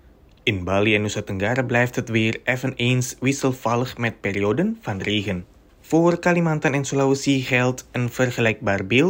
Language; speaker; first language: Dutch; non-native, fluent; Indonesian